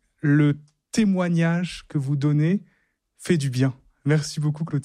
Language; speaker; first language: French; native; French